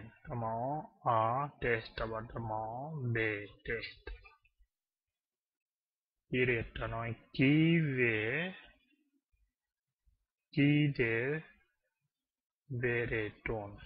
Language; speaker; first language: Finnish; non-native, learner; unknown